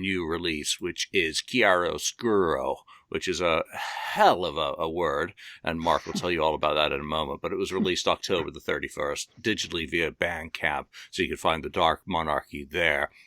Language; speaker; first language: English; native; English